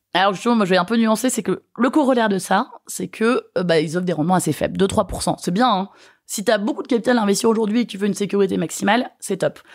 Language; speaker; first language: French; native; French